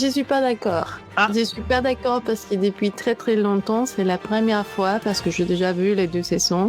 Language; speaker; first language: French; non-native, fluent; Spanish